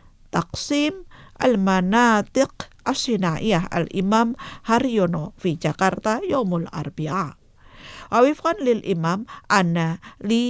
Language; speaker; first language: Arabic; non-native, fluent; Indonesian